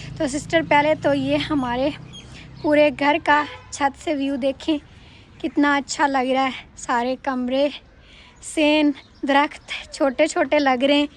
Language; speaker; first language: Urdu; non-native, local second language; Punjabi